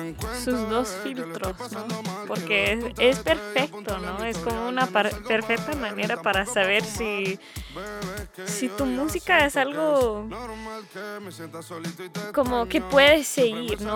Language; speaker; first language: Spanish; early bilingual, heritage; Spanish